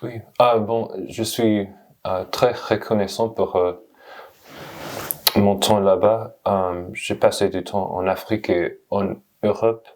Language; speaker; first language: French; non-native, learner; English